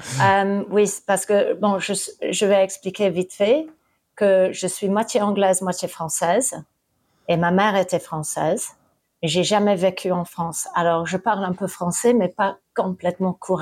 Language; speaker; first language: French; early bilingual, heritage; English